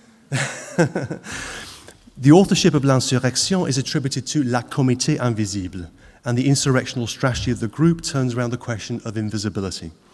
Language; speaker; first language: English; native; English